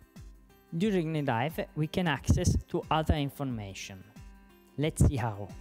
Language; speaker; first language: English; non-native, fluent; Italian